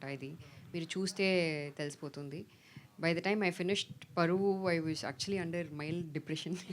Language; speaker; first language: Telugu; non-native, fluent; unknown